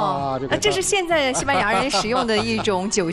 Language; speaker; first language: Chinese; native; Chinese